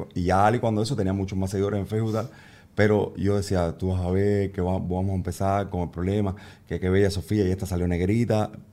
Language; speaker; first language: Spanish; native; Spanish